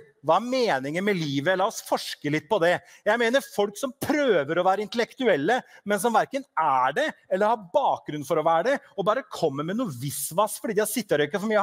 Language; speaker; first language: Norwegian; native; Norwegian